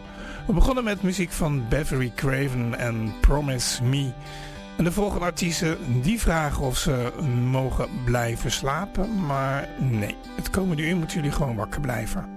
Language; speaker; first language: Dutch; native; Dutch